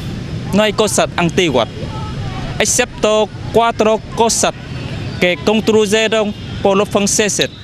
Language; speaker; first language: Spanish; non-native, learner; Vietnamese